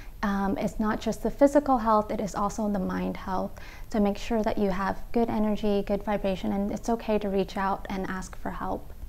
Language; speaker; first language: English; early bilingual, other home language; Vietnamese